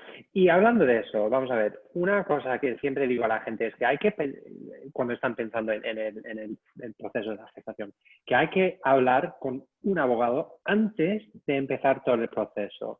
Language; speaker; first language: Spanish; non-native, fluent; English